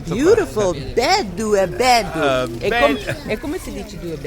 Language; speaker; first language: Italian; non-native, learner; English